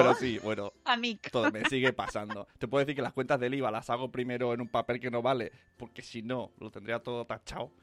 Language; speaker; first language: Spanish; native; Spanish